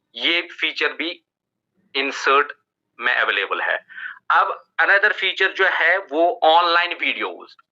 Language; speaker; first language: Hindi; non-native, local second language; Kashmiri